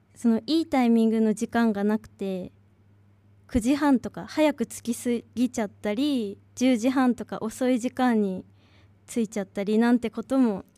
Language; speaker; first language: Japanese; native; Japanese